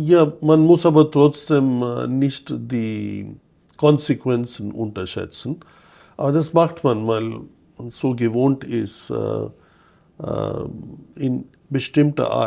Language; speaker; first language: German; non-native, fluent; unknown